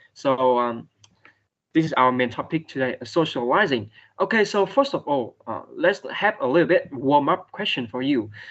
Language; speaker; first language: English; non-native, fluent; Vietnamese